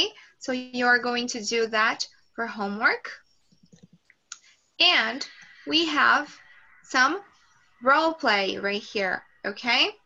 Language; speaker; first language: English; non-native, fluent; Portuguese